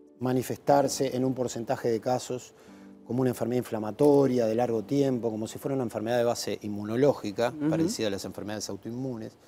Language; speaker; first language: Spanish; native; Spanish